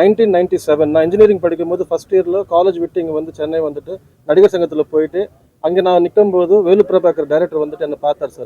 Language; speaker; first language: Tamil; non-native, fluent; Telugu